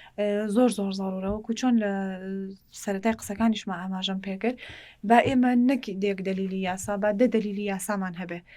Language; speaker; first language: Central Kurdish; native; Central Kurdish